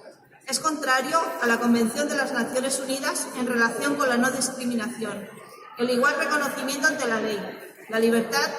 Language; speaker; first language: Spanish; native; Spanish